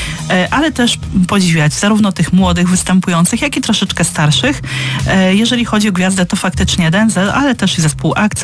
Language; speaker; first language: Polish; native; Polish